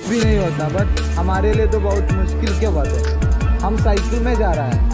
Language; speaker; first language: Hindi; non-native, local second language; Malayalam